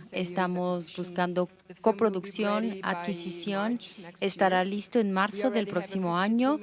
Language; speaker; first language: Spanish; native; Spanish